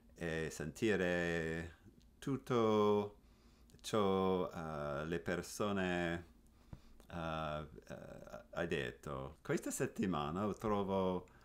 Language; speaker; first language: Italian; non-native, learner; English